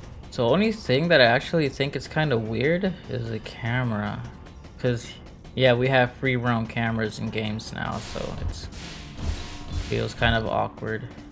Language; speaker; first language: English; non-native, local second language; Spanish